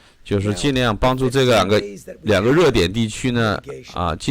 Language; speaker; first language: Chinese; native; Chinese